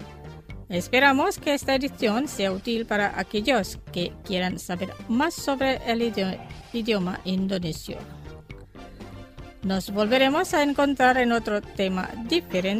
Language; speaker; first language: Spanish; non-native, fluent; Indonesian